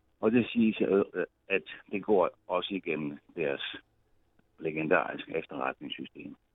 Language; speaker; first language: Danish; non-native, fluent; Italian